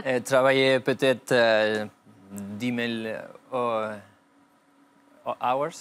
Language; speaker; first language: French; non-native, fluent; Spanish